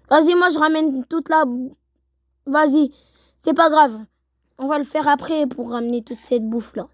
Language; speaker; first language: French; native; French